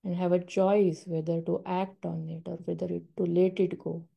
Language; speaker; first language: English; non-native, local second language; Marathi